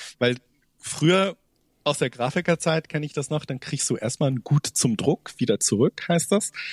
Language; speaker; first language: German; native; German